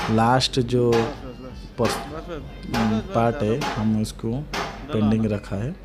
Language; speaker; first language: Hindi; non-native, local second language; Odia